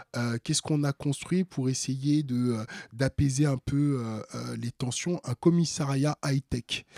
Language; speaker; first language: French; early bilingual, other home language; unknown